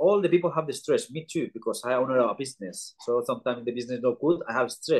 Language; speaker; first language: English; non-native, learner; Spanish